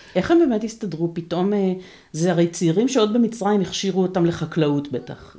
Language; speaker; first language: Hebrew; native; Hebrew